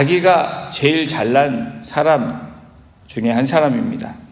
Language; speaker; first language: Korean; native; Korean